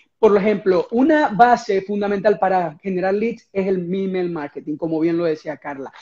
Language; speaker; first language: Spanish; native; Spanish